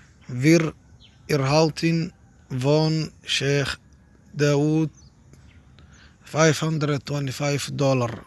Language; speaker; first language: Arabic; non-native, local second language; Somali